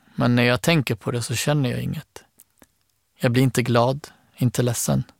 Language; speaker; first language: Swedish; early bilingual, other home language; Arabic